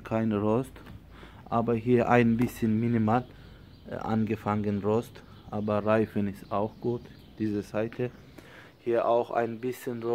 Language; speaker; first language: German; non-native, learner; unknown